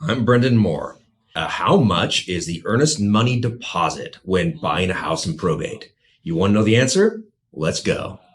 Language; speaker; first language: English; native; English